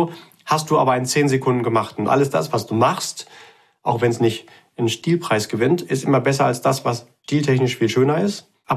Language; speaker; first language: German; native; German